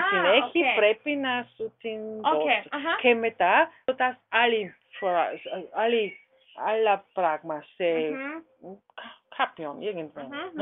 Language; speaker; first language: Greek; non-native, learner; German